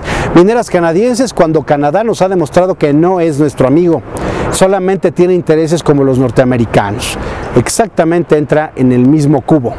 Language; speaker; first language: Spanish; native; Spanish